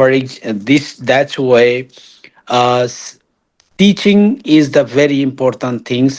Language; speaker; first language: English; non-native, learner; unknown